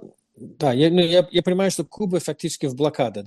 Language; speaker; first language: Russian; non-native, fluent; English